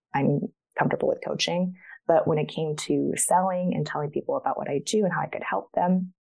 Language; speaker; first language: English; early bilingual, other home language; Chinese